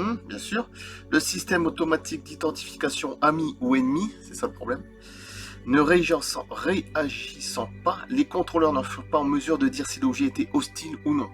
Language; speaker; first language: French; native; French